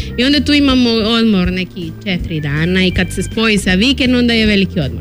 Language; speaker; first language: Serbian; non-native, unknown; Spanish